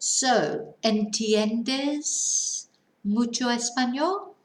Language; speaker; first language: Spanish; non-native, fluent; English